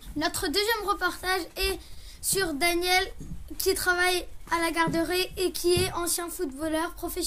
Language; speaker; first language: French; native; French